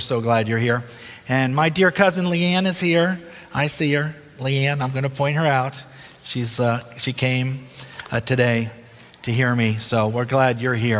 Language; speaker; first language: English; native; English